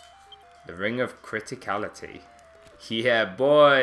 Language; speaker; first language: English; native; English